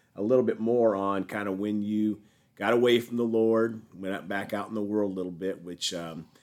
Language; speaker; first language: English; native; English